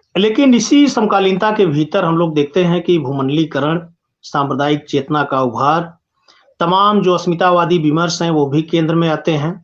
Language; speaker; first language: Hindi; native; Hindi